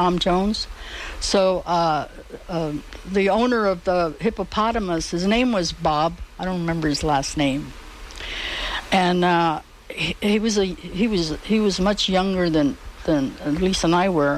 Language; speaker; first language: English; native; English